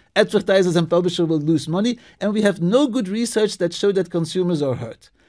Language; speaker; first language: English; non-native, fluent; Dutch